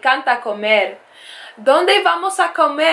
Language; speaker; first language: Spanish; non-native, fluent; English